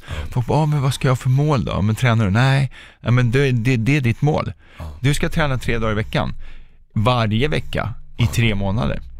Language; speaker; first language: Swedish; early bilingual, other home language; Czech